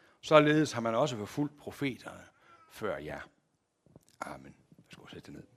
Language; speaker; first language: Danish; native; Danish